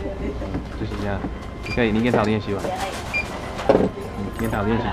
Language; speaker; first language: Chinese; non-native, fluent; English